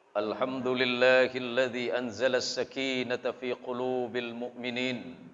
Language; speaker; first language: Indonesian; non-native, local second language; Madurese